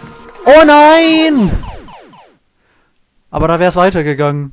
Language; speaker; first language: German; native; German